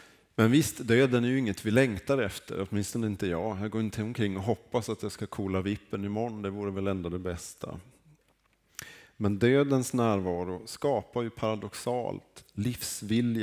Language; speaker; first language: Swedish; native; Swedish